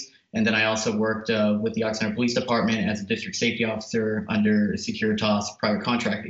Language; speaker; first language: English; native; English